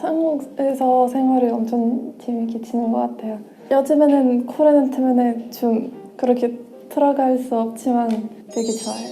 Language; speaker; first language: Korean; non-native, fluent; Russian